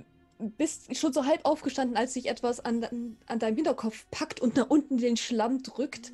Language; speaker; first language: German; native; German